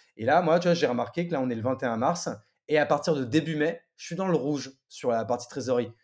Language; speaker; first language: French; native; French